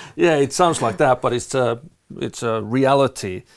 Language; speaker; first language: English; non-native, fluent; Finnish